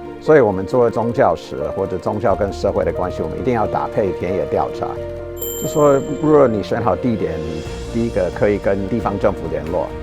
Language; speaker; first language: Chinese; non-native, fluent; English